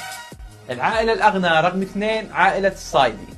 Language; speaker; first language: Arabic; native; Arabic